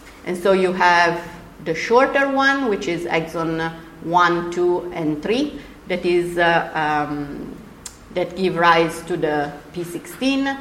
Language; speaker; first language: English; non-native, fluent; Italian